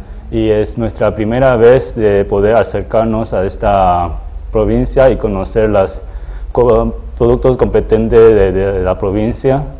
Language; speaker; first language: Spanish; non-native, fluent; Chinese